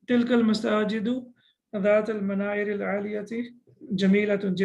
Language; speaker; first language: Arabic; non-native, fluent; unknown